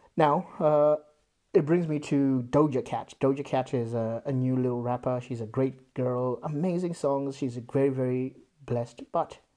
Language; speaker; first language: English; non-native, local second language; Shona